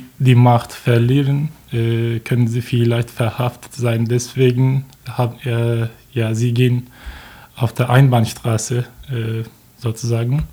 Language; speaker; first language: German; non-native, learner; Turkish